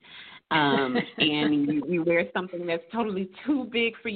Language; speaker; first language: English; native; English